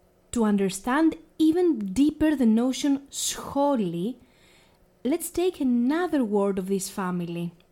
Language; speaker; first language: English; non-native, fluent; Greek